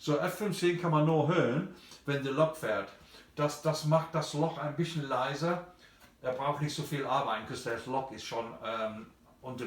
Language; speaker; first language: German; non-native, fluent; English